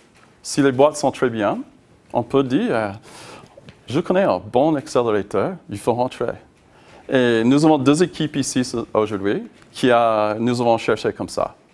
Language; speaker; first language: French; non-native, learner; English